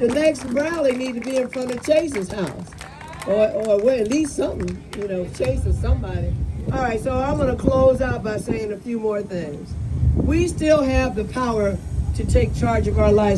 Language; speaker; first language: English; native; English